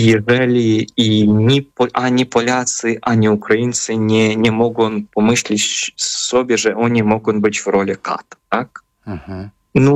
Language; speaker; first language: Polish; non-native, fluent; Ukrainian